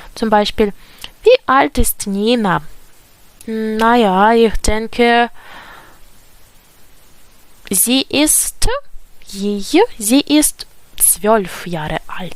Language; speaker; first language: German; non-native, fluent; Ukrainian